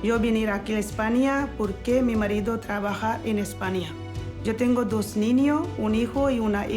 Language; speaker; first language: Spanish; non-native, learner; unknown